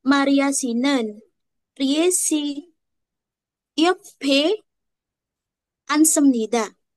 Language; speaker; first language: Korean; non-native, learner; Indonesian